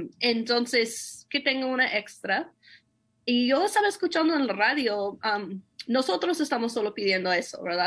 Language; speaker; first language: Spanish; non-native, fluent; English